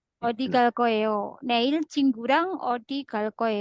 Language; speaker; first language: Korean; non-native, fluent; Indonesian